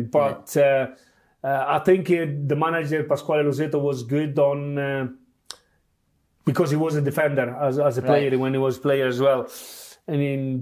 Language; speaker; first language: English; non-native, fluent; Italian